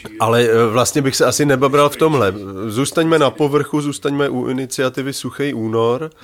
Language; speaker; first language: Czech; native; Czech